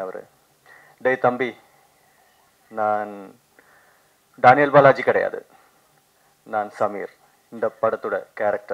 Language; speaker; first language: Tamil; non-native, learner; Malayalam